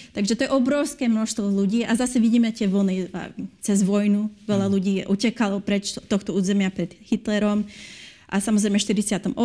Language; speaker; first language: Slovak; early bilingual, heritage; Slovak